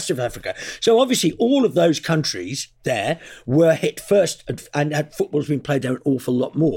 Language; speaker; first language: English; native; English